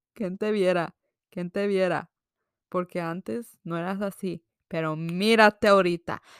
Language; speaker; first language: Spanish; early bilingual, other home language; English